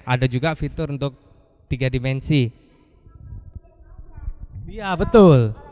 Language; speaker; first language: Indonesian; native; Indonesian